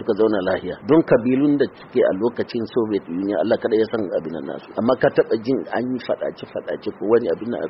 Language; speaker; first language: Hausa; non-native, local second language; Fula